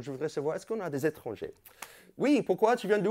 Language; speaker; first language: French; non-native, fluent; English